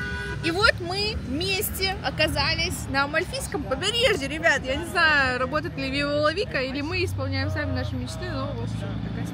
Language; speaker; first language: Russian; native; Russian